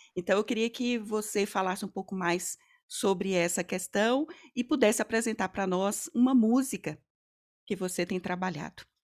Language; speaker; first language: Portuguese; native; Portuguese